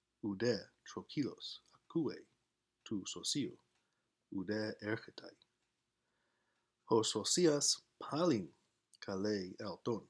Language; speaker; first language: Greek; non-native, fluent; English